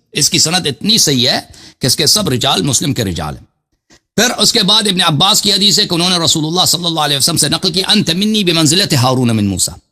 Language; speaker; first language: Urdu; non-native, fluent; Persian